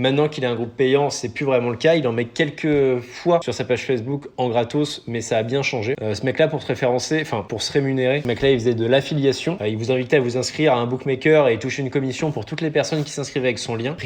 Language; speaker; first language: French; native; French